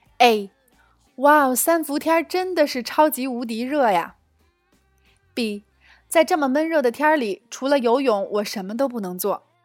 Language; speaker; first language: Chinese; native; Chinese